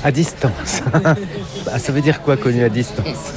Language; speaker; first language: French; native; French